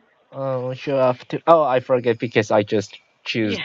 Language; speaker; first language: English; non-native, learner; Korean